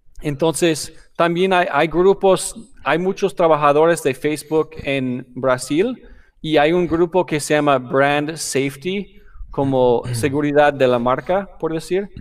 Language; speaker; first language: Spanish; non-native, fluent; English